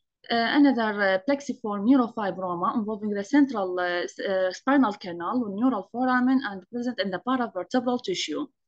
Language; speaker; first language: English; non-native, fluent; Arabic